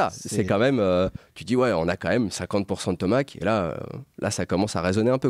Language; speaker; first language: French; native; French